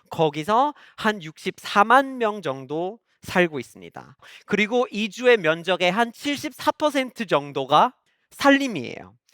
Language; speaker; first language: Korean; non-native, fluent; English